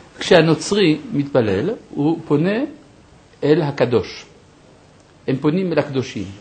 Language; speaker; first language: Hebrew; non-native, fluent; French